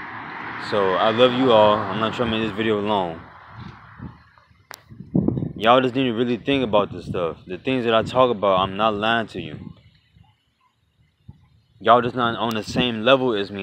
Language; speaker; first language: English; native; English